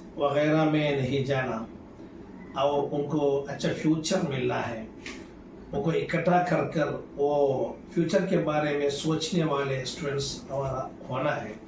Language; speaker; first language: Urdu; native; Urdu